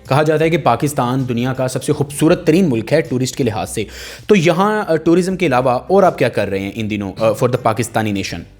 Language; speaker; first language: Urdu; native; Urdu